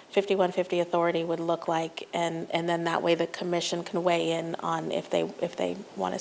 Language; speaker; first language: English; native; English